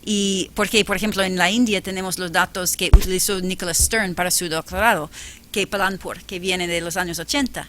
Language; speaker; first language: Spanish; non-native, fluent; English